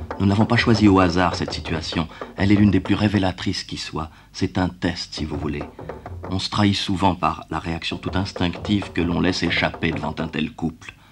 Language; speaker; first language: French; native; French